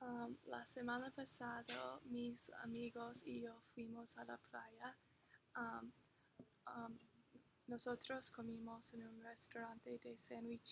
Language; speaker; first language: Spanish; non-native, learner; English